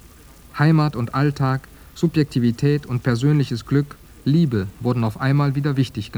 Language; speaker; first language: German; native; German